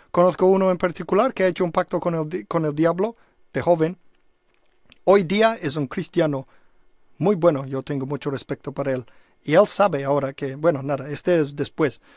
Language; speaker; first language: Spanish; non-native, fluent; English